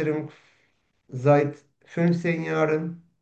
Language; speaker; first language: German; non-native, learner; Turkish